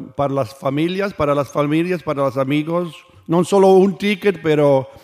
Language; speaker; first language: Spanish; non-native, learner; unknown